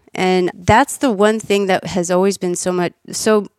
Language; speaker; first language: English; native; English